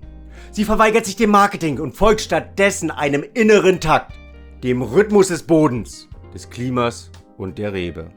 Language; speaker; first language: German; native; German